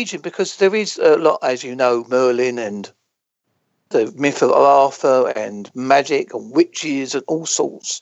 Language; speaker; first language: English; native; English